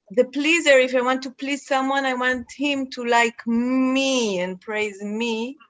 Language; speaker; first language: English; non-native, fluent; Hebrew